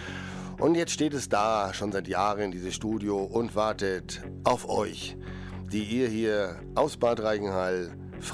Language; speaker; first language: German; native; German